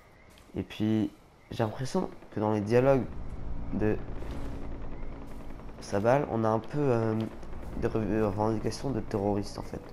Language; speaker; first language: French; native; French